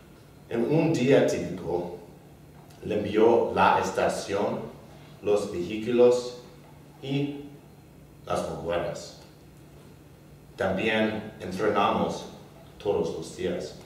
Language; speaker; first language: Spanish; non-native, learner; English